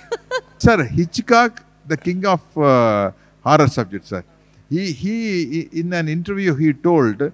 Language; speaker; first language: Telugu; non-native, learner; Tamil